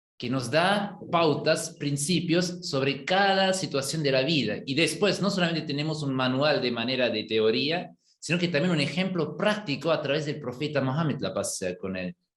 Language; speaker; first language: Spanish; non-native, fluent; German